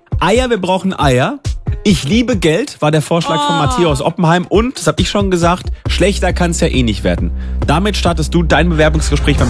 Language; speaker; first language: German; native; German